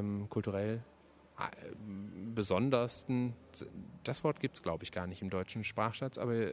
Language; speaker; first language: German; native; German